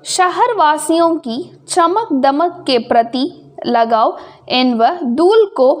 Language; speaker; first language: Hindi; non-native, local second language; Tamil